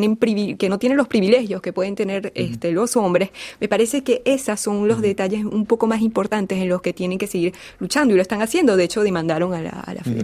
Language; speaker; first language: Spanish; native; Spanish